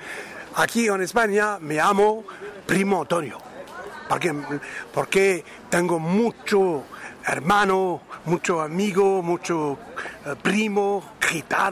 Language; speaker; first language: Spanish; non-native, learner; French